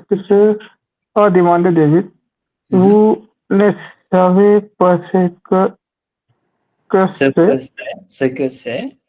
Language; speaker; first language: French; non-native, learner; Hindi